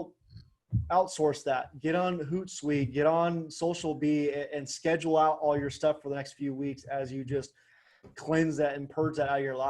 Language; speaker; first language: English; native; English